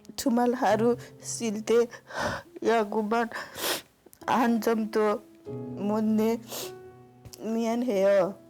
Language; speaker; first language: Korean; non-native, fluent; Nepali